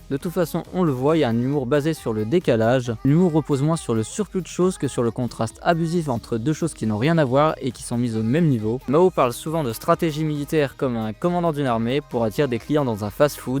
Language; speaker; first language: French; native; French